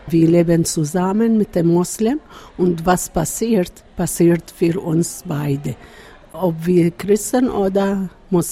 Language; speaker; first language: German; non-native, learner; Arabic